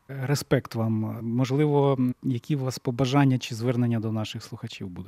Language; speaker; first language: Ukrainian; native; Ukrainian